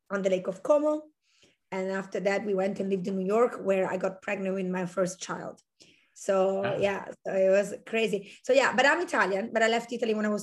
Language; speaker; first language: English; non-native, fluent; Italian